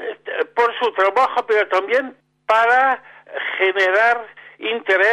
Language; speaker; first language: Spanish; non-native, fluent; Dutch